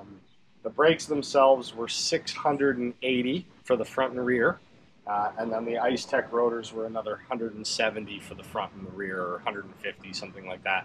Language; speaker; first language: English; native; English